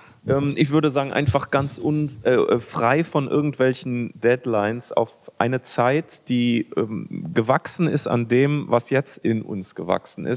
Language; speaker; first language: German; native; German